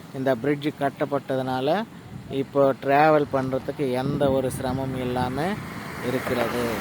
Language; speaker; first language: Tamil; non-native, local second language; Telugu